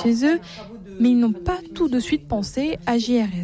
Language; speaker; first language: French; native; French